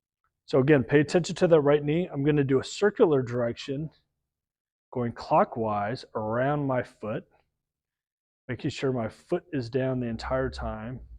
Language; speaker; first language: English; native; English